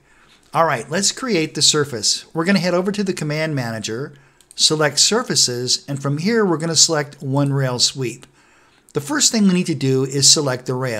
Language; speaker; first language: English; native; English